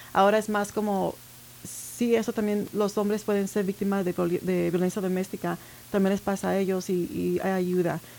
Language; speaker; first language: Spanish; early bilingual, heritage; Spanish